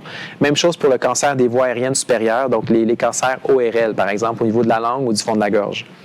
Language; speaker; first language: French; native; French